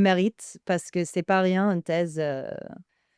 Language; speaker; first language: French; non-native, fluent; English